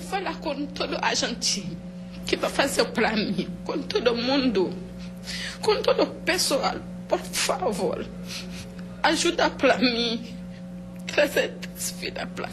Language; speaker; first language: Portuguese; non-native, learner; Haitian Creole